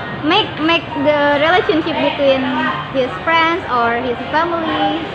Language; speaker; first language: English; non-native, learner; Indonesian